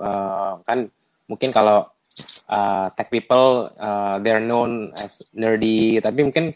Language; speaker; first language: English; non-native, fluent; Indonesian